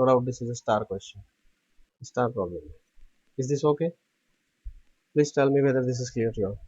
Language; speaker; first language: English; non-native, local second language; Hindi